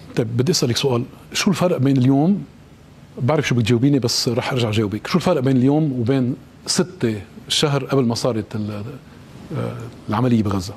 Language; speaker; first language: Arabic; native; Arabic